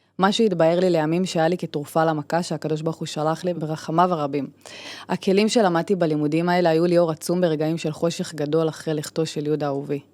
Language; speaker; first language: Hebrew; native; Hebrew